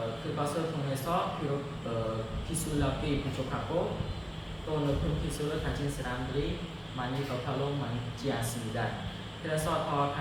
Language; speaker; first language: Korean; non-native, learner; Khmer